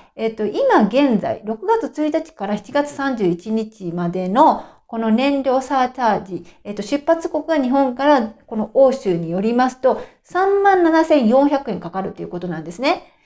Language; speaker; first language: Japanese; native; Japanese